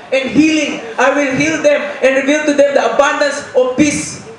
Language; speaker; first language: English; non-native, local second language; Filipino